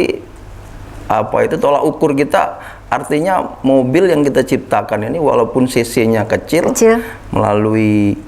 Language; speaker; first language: Indonesian; native; Indonesian